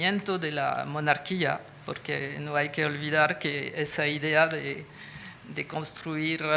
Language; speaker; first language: Spanish; non-native, fluent; French